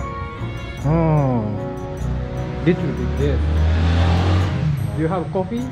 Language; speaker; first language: English; non-native, learner; Japanese